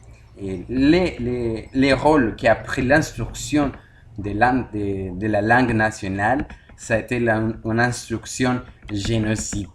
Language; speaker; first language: French; non-native, learner; Spanish